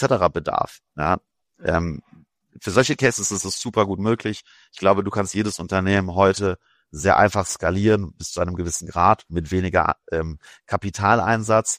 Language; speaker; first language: German; native; German